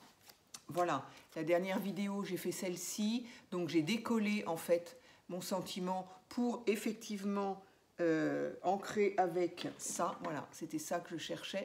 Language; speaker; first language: French; native; French